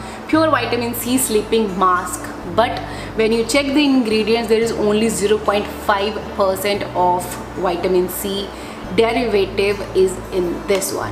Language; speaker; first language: English; non-native, local second language; Hindi